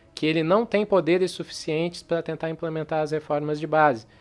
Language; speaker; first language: Portuguese; native; Portuguese